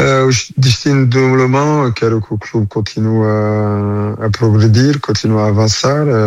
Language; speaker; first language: Portuguese; early bilingual, heritage; French